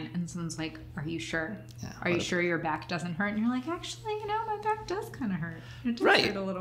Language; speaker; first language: English; native; English